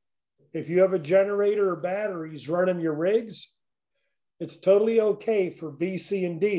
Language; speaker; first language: English; native; English